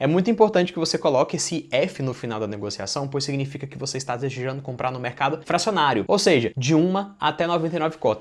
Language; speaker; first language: Portuguese; native; Portuguese